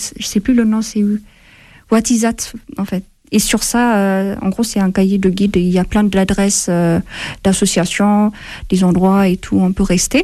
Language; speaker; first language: French; non-native, fluent; Amharic